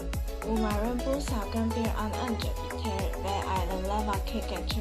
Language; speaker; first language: Turkish; non-native, learner; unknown